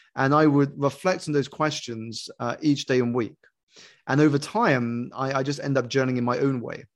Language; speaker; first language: English; native; English